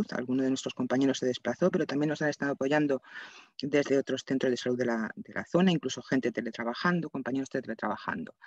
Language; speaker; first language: Spanish; native; Spanish